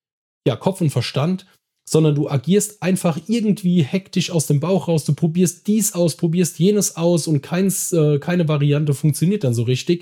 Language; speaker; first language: German; native; German